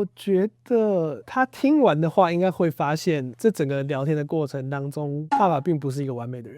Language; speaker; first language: Chinese; native; Chinese